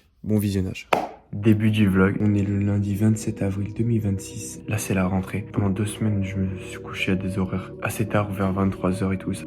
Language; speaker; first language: French; native; French